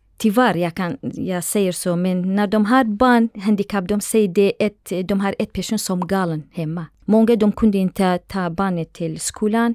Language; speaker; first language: Swedish; non-native, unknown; Central Kurdish